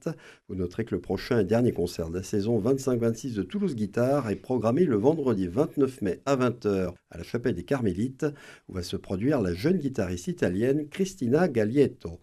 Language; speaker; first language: French; native; French